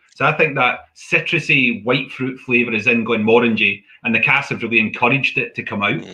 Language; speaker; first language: English; native; English